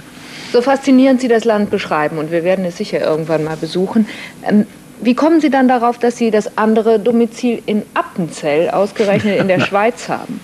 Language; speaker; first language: German; native; German